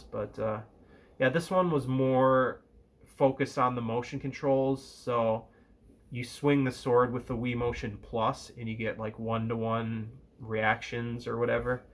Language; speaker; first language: English; native; English